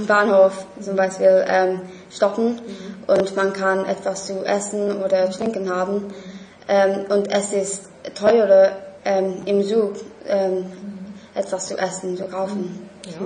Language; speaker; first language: German; non-native, learner; English